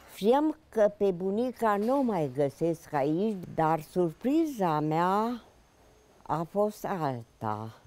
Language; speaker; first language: Romanian; native; Romanian